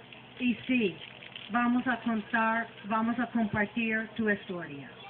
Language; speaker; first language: Spanish; non-native, learner; English